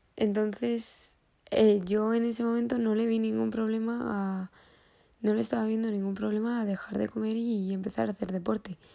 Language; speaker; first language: Spanish; native; Spanish